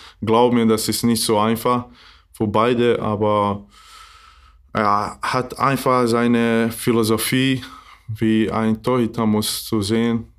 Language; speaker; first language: German; non-native, learner; Bosnian